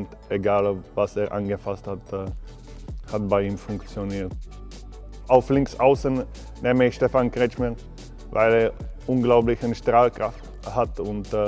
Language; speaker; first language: German; non-native, fluent; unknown